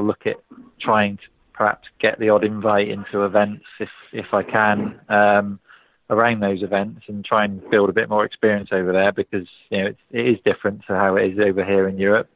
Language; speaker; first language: English; native; English